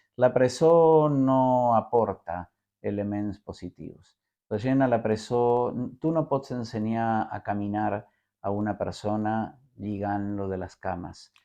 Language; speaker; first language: Catalan; non-native, fluent; Spanish